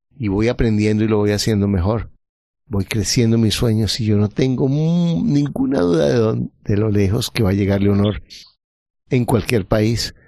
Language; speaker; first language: Spanish; native; Spanish